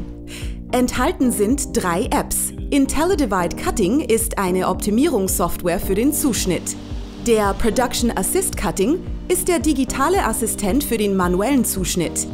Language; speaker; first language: German; native; German